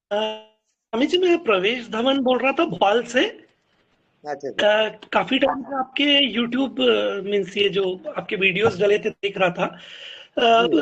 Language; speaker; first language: Hindi; native; Hindi